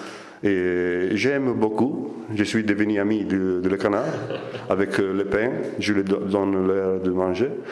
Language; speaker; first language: French; non-native, fluent; Italian